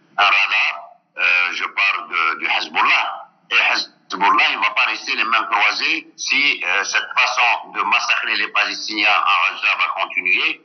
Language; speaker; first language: French; non-native, local second language; Arabic